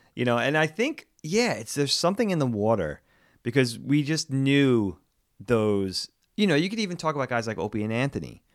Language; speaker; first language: English; native; English